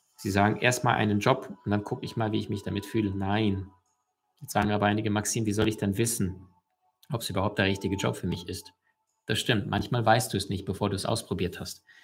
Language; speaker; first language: German; early bilingual, other home language; Russian